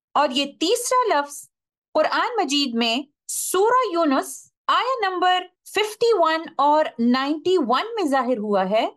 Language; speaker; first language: Urdu; native; Urdu